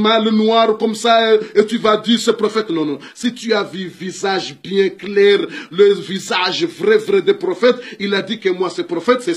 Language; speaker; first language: French; non-native, learner; Comorian